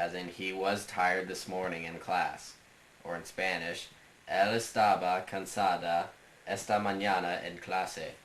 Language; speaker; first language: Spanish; non-native, learner; English